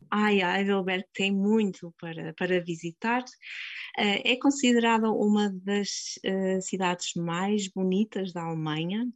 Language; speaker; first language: Portuguese; native; Portuguese